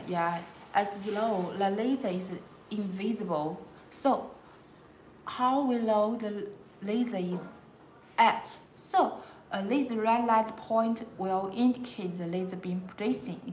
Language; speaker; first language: English; non-native, learner; Chinese